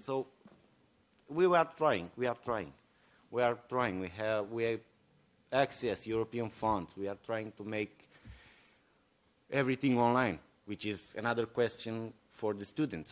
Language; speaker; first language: English; non-native, fluent; Romanian